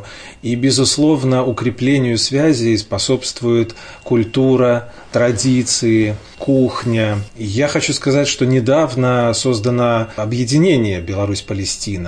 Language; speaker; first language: Russian; native; Russian